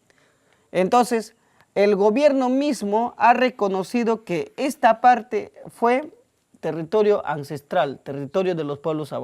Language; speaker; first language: Spanish; non-native, local second language; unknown